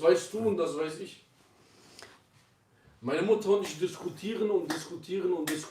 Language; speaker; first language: German; early bilingual, other home language; Kurdish